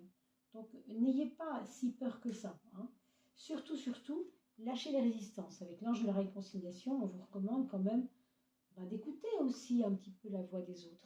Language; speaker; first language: French; native; French